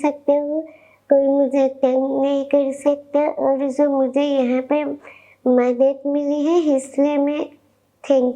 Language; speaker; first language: Hindi; non-native, local second language; Assamese